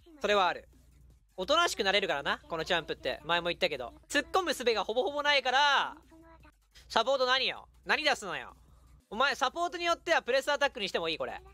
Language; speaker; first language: Japanese; native; Japanese